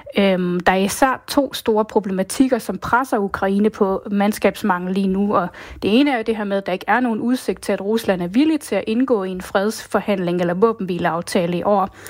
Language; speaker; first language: Danish; native; Danish